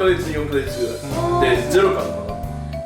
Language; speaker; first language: Japanese; non-native, fluent; Chinese